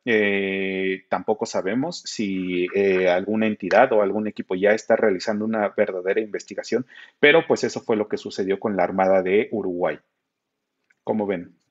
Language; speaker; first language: Spanish; native; Spanish